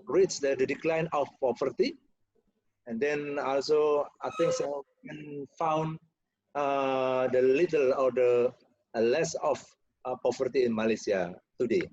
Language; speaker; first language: English; non-native, learner; Malay